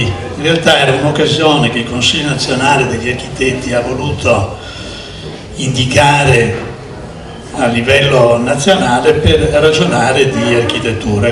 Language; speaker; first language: Italian; native; Italian